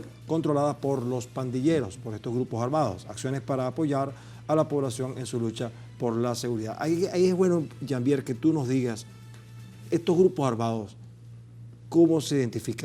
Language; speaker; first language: Spanish; native; Spanish